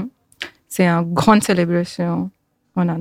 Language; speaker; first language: French; non-native, fluent; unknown